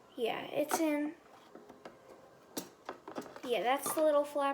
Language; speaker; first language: English; native; English